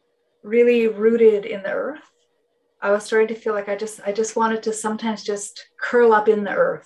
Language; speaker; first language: English; non-native, fluent; Finnish